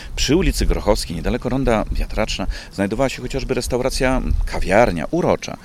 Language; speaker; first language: Polish; native; Polish